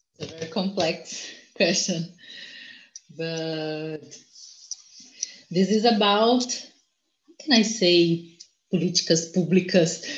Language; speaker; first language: English; non-native, learner; Portuguese